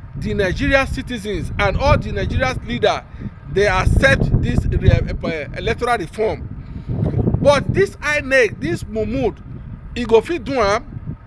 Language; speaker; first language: Nigerian Pidgin; native; Nigerian Pidgin